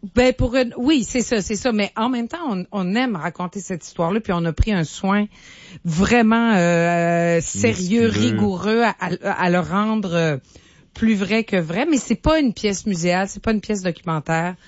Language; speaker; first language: French; native; French